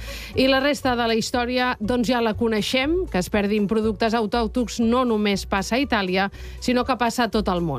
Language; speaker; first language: Catalan; native; Catalan